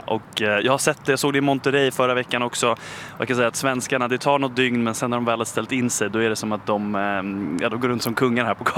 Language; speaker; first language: Swedish; native; Swedish